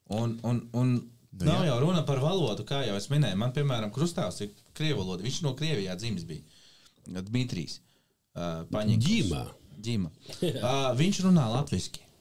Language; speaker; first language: Latvian; native; Latvian